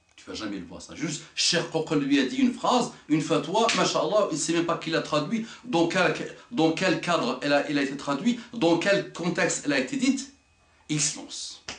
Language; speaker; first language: French; non-native, local second language; Arabic